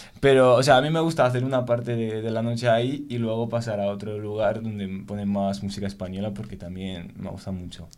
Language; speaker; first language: Spanish; non-native, fluent; French